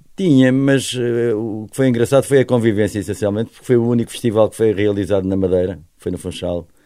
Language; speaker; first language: Portuguese; native; Portuguese